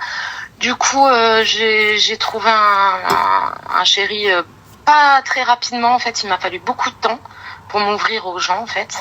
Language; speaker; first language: French; native; French